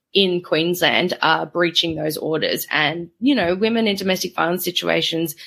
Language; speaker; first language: English; native; English